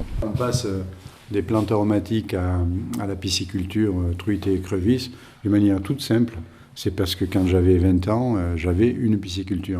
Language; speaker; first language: French; native; French